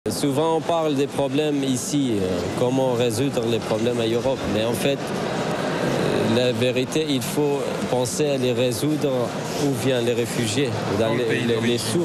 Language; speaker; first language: French; non-native, fluent; Arabic